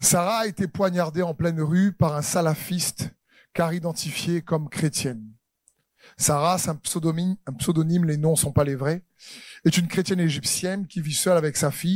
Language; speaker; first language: French; native; French